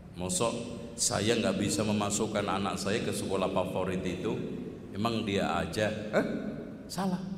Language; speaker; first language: Indonesian; native; Indonesian